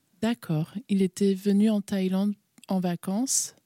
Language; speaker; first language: French; native; French